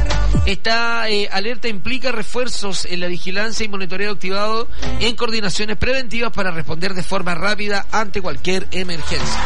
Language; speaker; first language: Spanish; native; Spanish